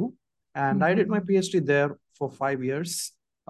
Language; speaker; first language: English; non-native, local second language; Malayalam